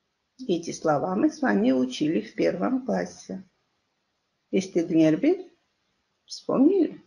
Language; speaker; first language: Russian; non-native, local second language; Kyrgyz